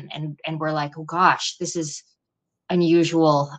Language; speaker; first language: English; non-native, local second language; Filipino